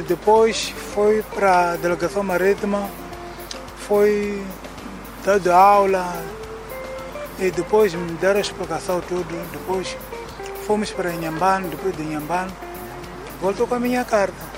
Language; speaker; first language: Portuguese; non-native, local second language; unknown